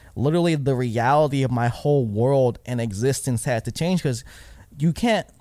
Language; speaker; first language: English; early bilingual, other home language; Filipino